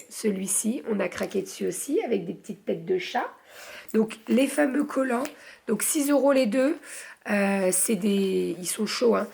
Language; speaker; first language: French; native; French